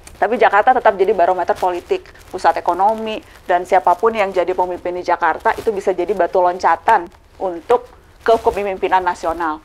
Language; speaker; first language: Indonesian; native; Indonesian